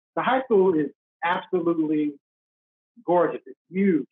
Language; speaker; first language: English; native; English